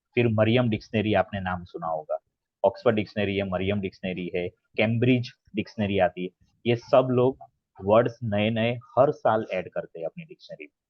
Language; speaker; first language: Hindi; native; Hindi